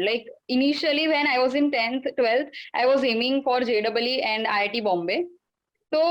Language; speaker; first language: English; non-native, local second language; Gujarati